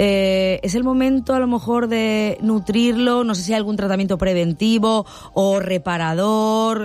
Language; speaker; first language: Spanish; native; Spanish